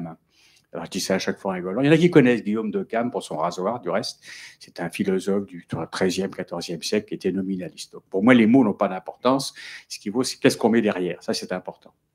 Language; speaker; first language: French; native; French